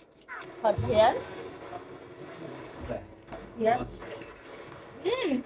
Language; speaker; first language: Chinese; non-native, learner; Vietnamese